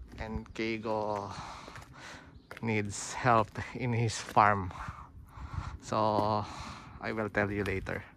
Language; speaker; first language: English; non-native, local second language; Filipino